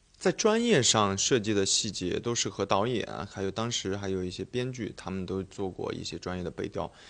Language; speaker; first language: Chinese; native; Chinese